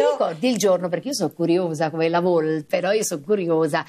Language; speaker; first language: Italian; native; Italian